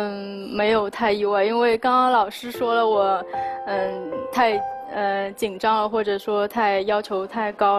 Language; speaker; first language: Chinese; native; Chinese